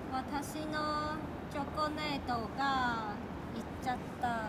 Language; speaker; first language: Japanese; non-native, learner; Cantonese